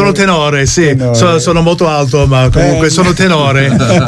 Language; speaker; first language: Italian; non-native, fluent; English